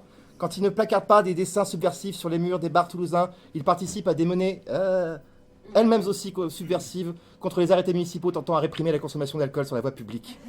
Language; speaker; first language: French; native; French